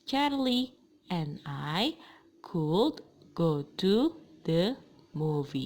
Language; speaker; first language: English; non-native, fluent; Indonesian